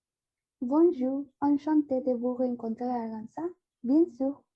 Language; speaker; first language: French; non-native, learner; Spanish